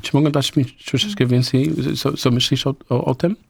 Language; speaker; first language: Polish; non-native, learner; English